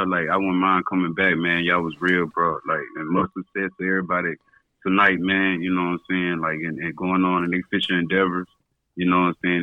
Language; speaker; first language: English; native; English